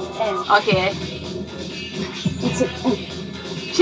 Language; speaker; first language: Korean; native; Korean